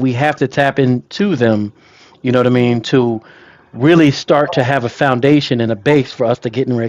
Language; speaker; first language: English; native; English